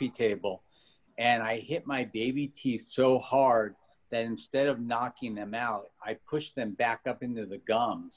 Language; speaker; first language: English; native; English